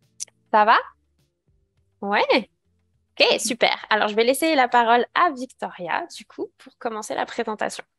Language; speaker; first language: French; native; French